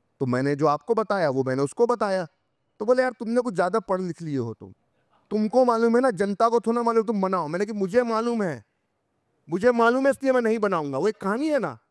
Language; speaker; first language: Hindi; native; Hindi